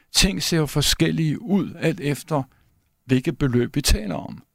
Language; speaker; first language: Danish; native; Danish